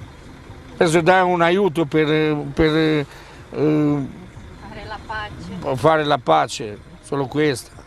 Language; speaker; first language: Italian; non-native, learner; Ukrainian